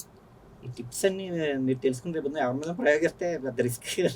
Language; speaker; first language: Telugu; native; Telugu